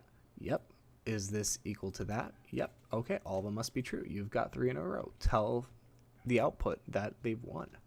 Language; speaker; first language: English; native; English